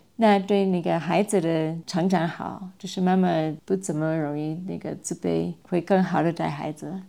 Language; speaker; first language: Chinese; non-native, fluent; English